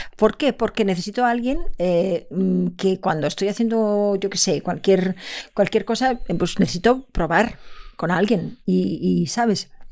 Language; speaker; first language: Spanish; native; Spanish